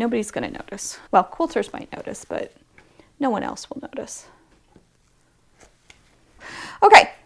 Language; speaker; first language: English; native; English